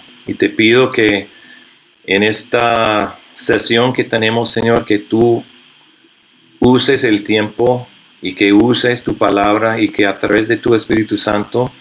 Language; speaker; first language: Spanish; non-native, fluent; English